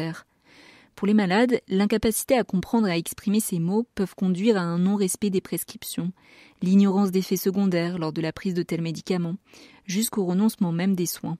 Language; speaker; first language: French; native; French